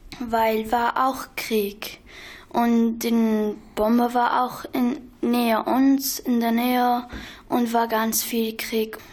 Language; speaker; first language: German; non-native, learner; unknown